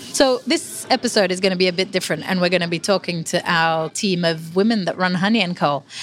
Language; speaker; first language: English; non-native, fluent; Hebrew